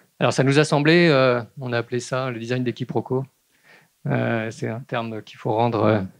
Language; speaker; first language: French; native; French